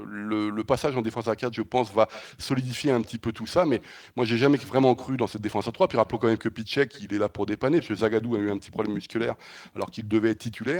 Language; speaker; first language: French; native; French